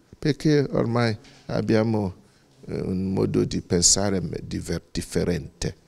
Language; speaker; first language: Italian; non-native, fluent; Yoruba